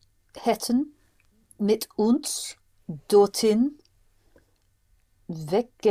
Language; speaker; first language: German; non-native, learner; English